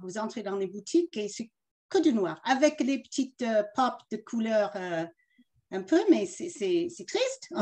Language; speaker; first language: French; early bilingual, other home language; English